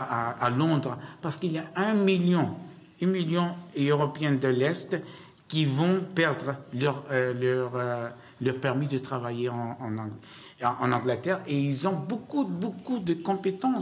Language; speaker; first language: French; non-native, learner; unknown